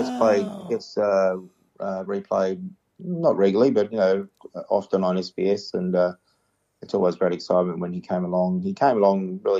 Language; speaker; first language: English; native; English